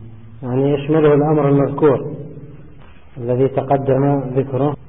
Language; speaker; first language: Arabic; native; Arabic